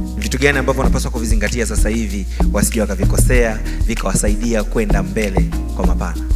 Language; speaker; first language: Swahili; native; Swahili